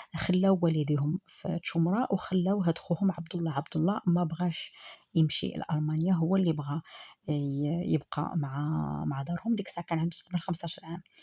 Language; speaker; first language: Arabic; native; Arabic